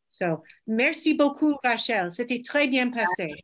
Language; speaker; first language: French; non-native, fluent; English